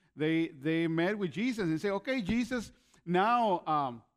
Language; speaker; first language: English; non-native, fluent; Spanish